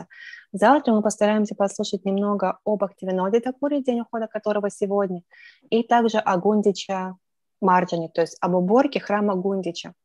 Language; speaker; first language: Russian; native; Russian